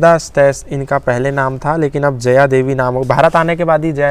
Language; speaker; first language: Hindi; native; Hindi